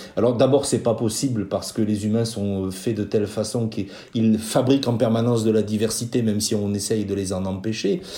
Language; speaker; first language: French; native; French